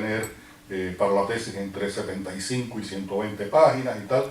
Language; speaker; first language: Spanish; native; Spanish